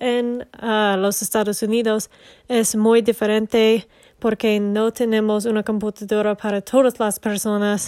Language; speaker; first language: Spanish; non-native, learner; English